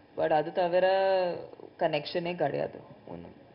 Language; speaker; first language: Tamil; non-native, fluent; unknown